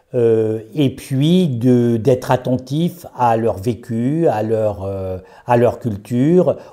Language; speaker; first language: French; native; French